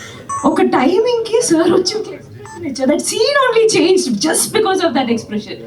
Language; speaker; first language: Telugu; non-native, fluent; Malayalam